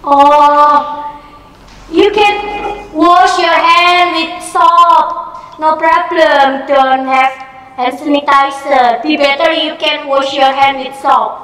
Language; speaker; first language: English; non-native, learner; Indonesian